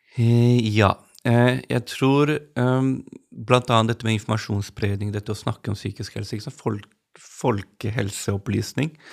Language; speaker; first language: Norwegian; early bilingual, other home language; Urdu